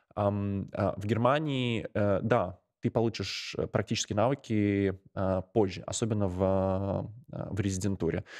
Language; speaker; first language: Russian; non-native, local second language; Latvian